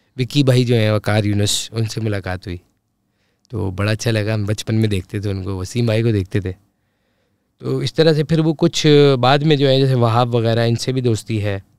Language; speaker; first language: Urdu; native; Urdu